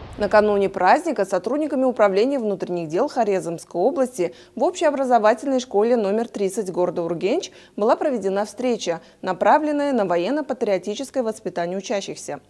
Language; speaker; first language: Russian; non-native, local second language; Uzbek